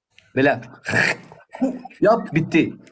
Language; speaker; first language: Turkish; native; Turkish